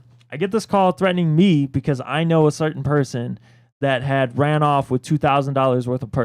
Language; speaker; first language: English; native; English